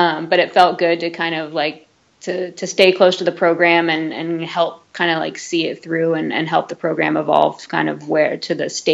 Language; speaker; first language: English; native; English